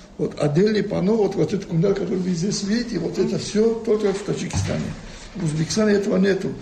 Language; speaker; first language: Russian; non-native, local second language; Tajik